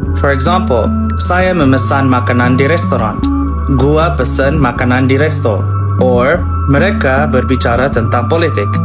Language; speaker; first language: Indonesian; non-native, fluent; English